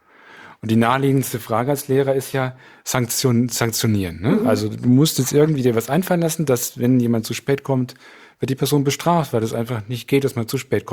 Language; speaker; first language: German; native; German